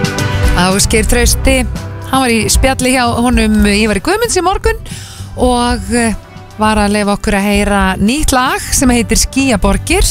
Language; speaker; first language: Icelandic; native; Icelandic